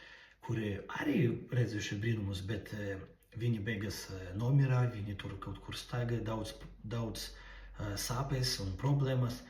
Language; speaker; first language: Latvian; non-native, local second language; Russian